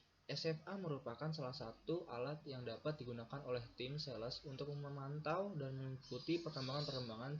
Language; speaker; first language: Indonesian; native; Indonesian